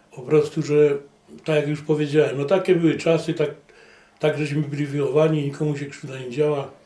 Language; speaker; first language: Polish; native; Polish